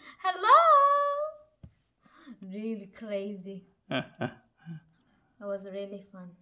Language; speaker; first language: English; non-native, local second language; Cebuano